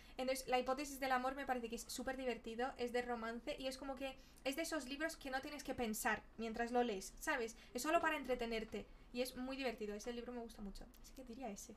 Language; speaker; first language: Spanish; early bilingual, other home language; Portuguese